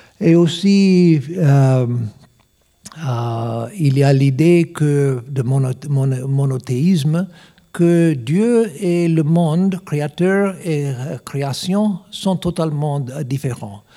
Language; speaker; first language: French; non-native, learner; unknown